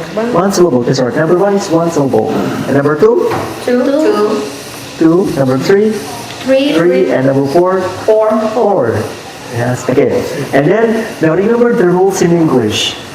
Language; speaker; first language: English; non-native, fluent; Indonesian